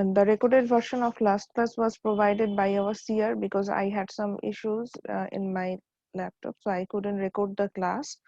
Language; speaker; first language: English; non-native, local second language; Bangla